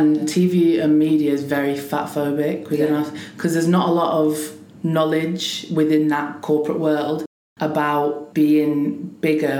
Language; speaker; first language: English; native; English